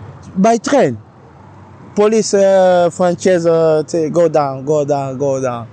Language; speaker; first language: English; non-native, learner; French